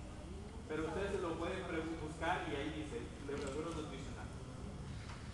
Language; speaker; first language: Spanish; native; Spanish